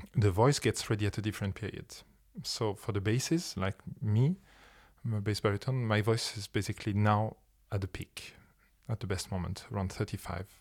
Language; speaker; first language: English; non-native, fluent; French